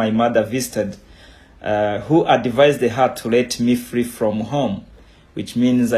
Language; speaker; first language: English; non-native, local second language; Kinyarwanda